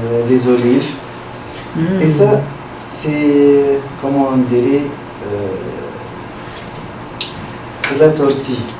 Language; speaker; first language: French; non-native, learner; Arabic